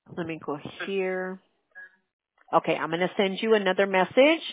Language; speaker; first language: English; early bilingual, other home language; Spanish